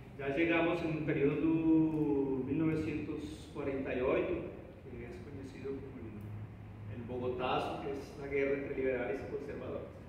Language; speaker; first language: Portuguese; non-native, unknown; Spanish